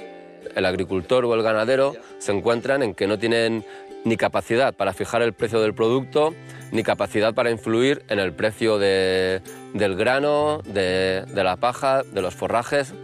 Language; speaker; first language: Spanish; native; Spanish